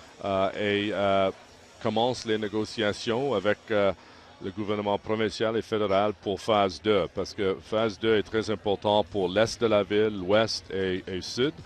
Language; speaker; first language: French; non-native, local second language; English